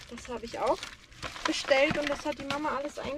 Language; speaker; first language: German; native; German